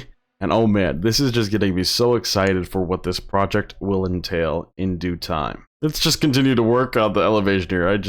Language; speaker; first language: English; native; English